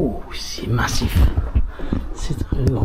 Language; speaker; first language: French; non-native, learner; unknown